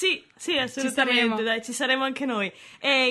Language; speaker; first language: Italian; native; Italian